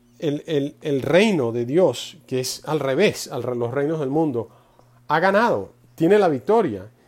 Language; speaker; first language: Spanish; non-native, fluent; English